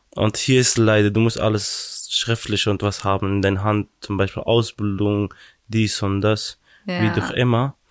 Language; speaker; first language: German; non-native, fluent; Persian